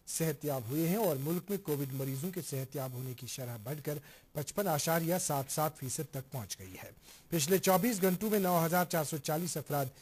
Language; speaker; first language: Urdu; non-native, local second language; Kashmiri